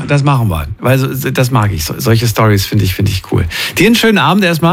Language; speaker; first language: German; native; German